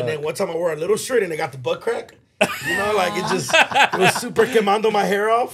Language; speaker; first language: English; early bilingual, other home language; Spanish